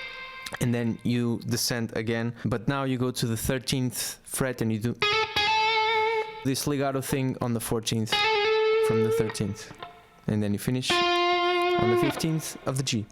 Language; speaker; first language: English; non-native, fluent; Portuguese